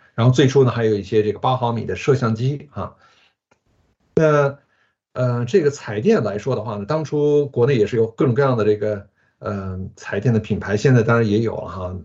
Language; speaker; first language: Chinese; early bilingual, other home language; Japanese